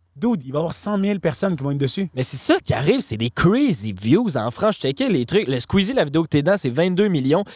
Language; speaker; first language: French; native; French